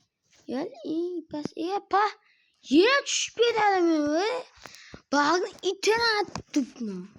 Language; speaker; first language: Turkish; non-native, learner; Uzbek